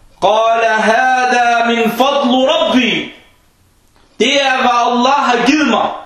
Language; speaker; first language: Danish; non-native, fluent; Arabic